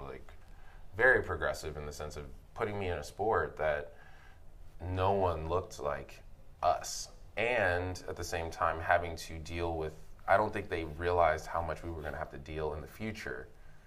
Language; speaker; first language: English; native; English